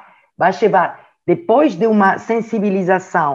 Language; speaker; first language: Portuguese; non-native, learner; French